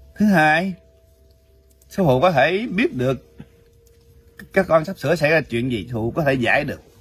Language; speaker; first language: Vietnamese; early bilingual, heritage; Vietnamese